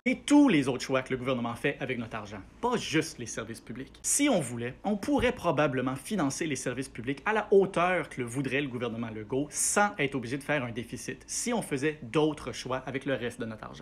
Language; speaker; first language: French; native; French